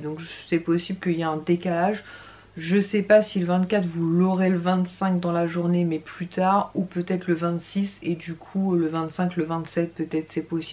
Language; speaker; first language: French; native; French